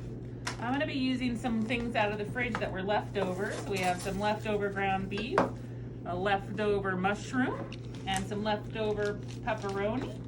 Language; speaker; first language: English; native; English